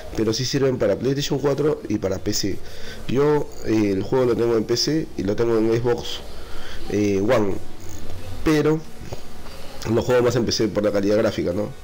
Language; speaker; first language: Spanish; native; Spanish